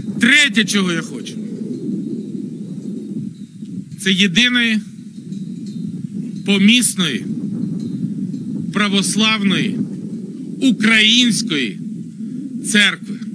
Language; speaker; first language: Ukrainian; native; Ukrainian